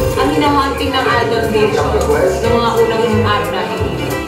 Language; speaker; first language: Filipino; native; Filipino